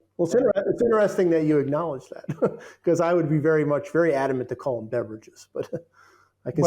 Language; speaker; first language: English; native; English